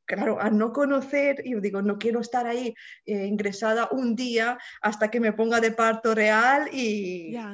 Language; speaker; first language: Spanish; non-native, fluent; Romanian